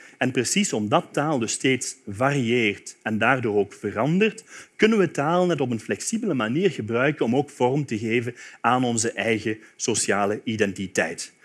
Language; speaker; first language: Dutch; native; Dutch